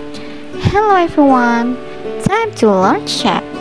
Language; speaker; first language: English; non-native, learner; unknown